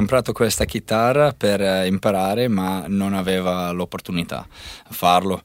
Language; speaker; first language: Italian; non-native, learner; English